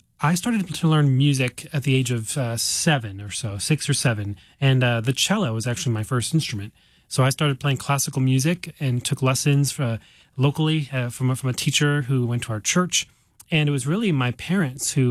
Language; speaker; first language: English; native; English